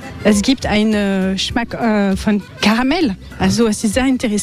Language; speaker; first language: German; non-native, learner; French